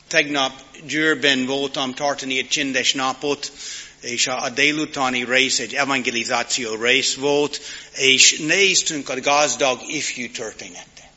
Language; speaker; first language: Hungarian; non-native, learner; English